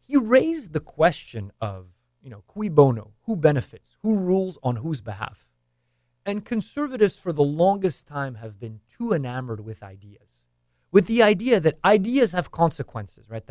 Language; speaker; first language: English; native; English